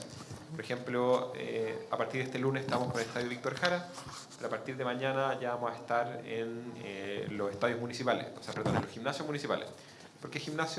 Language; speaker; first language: Spanish; native; Spanish